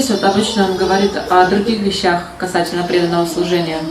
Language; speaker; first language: Russian; native; Russian